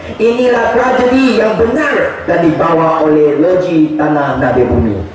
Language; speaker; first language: Malay; non-native, local second language; Chinese